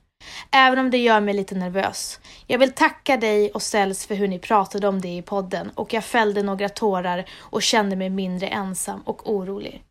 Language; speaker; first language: Swedish; native; Swedish